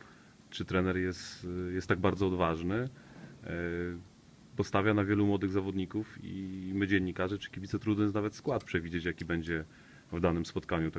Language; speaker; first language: Polish; native; Polish